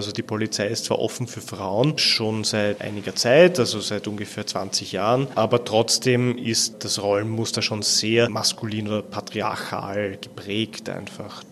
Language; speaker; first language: German; native; German